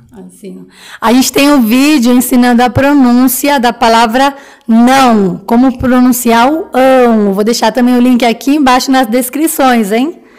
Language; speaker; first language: Portuguese; native; Portuguese